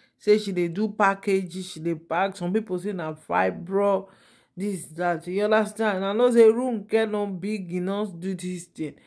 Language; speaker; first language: Nigerian Pidgin; native; Nigerian Pidgin